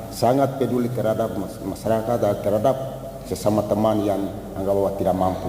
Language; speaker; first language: Indonesian; non-native, local second language; Tetum